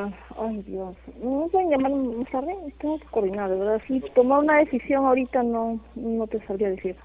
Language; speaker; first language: Spanish; native; Spanish